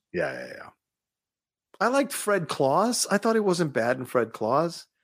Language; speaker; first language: English; early bilingual, other home language; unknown